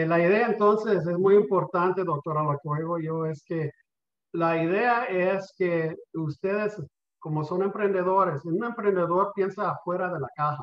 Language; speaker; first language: Spanish; early bilingual, heritage; Spanish